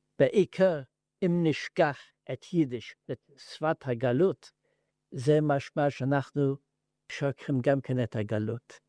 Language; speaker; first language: Hebrew; non-native, learner; Yiddish